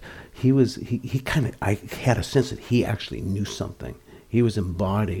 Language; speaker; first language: English; native; English